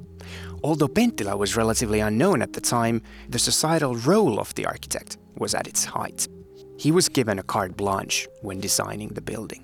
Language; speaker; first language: English; non-native, fluent; Finnish